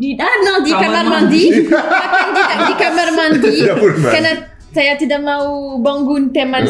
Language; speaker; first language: Indonesian; non-native, learner; French